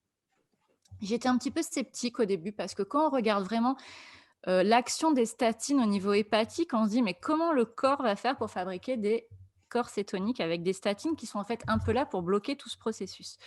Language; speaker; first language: French; native; French